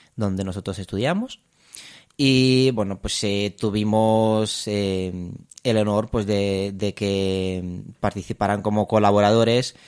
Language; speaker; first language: Spanish; non-native, fluent; Romanian